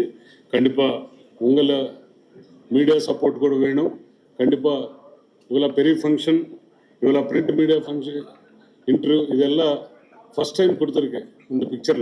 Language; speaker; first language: Tamil; non-native, learner; Telugu